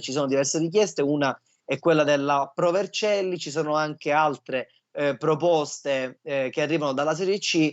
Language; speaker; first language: Italian; native; Italian